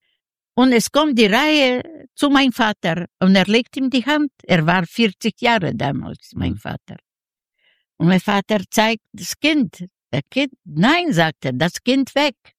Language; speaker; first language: German; non-native, learner; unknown